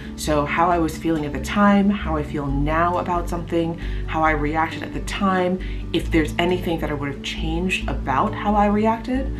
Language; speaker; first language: English; native; English